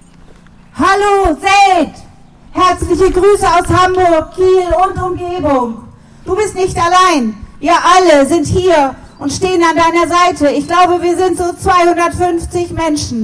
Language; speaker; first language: German; native; German